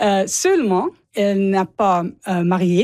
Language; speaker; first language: French; non-native, learner; English